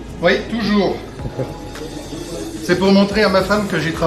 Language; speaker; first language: French; native; French